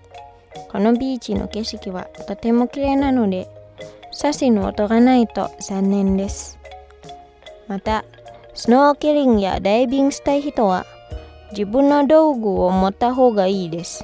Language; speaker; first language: Japanese; non-native, fluent; Indonesian